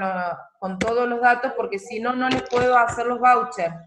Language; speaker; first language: Spanish; native; Spanish